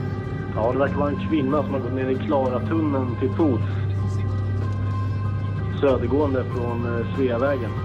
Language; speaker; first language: Swedish; native; Swedish